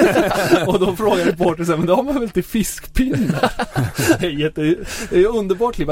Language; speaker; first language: Swedish; native; Swedish